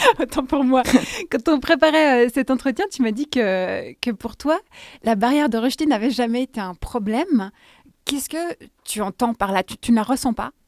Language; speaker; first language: French; native; French